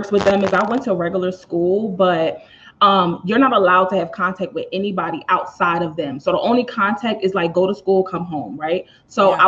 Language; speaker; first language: English; native; English